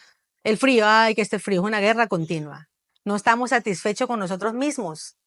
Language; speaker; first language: Spanish; native; Spanish